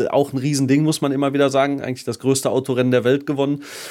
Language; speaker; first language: German; native; German